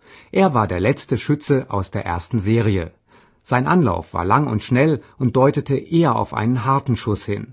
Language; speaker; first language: German; native; German